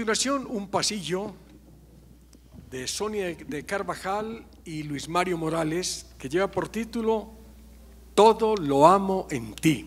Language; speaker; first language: Spanish; native; Spanish